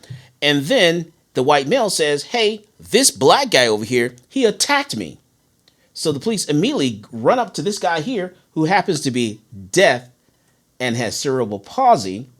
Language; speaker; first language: English; native; English